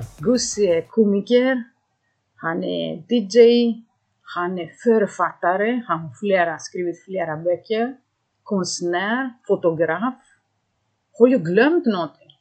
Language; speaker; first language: Swedish; non-native, fluent; Greek